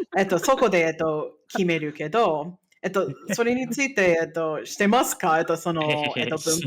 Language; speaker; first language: Japanese; non-native, fluent; English